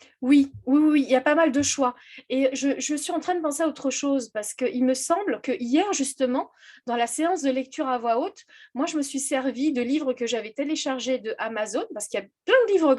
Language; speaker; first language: French; native; French